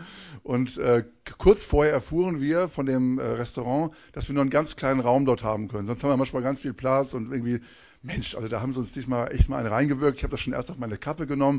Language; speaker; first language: German; native; German